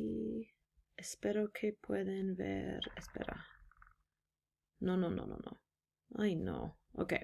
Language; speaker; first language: Spanish; non-native, fluent; English